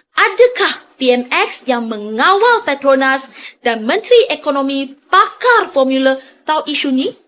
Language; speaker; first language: Malay; native; Malay